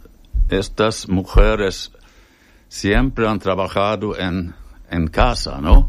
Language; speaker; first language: Spanish; non-native, fluent; Swedish